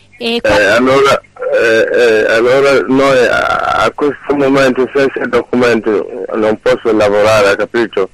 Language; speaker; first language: Italian; non-native, learner; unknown